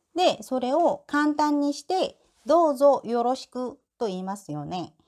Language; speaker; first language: Japanese; non-native, learner; Korean